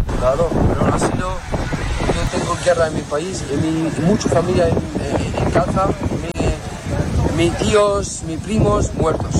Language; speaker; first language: Spanish; non-native, learner; Arabic